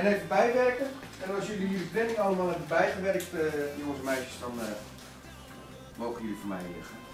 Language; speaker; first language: Dutch; native; Dutch